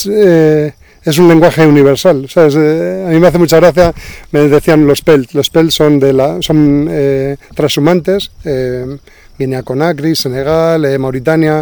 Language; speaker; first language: Spanish; native; Spanish